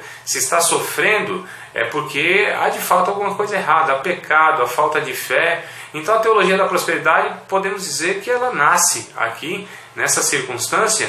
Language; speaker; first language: Portuguese; native; Portuguese